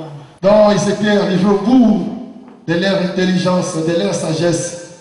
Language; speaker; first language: French; non-native, local second language; Lingala